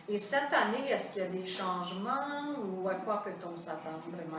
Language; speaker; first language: French; native; French